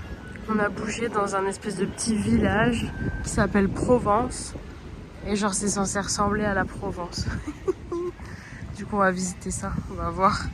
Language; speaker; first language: French; native; French